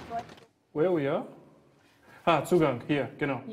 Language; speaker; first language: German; non-native, fluent; Azerbaijani